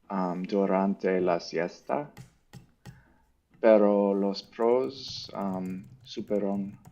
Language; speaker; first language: Spanish; non-native, learner; English